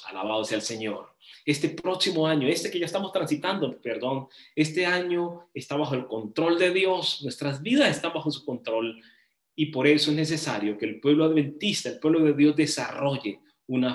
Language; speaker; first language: Spanish; native; Spanish